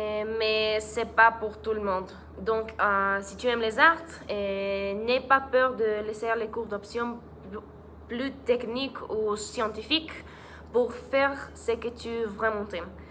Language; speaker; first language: French; non-native, learner; Spanish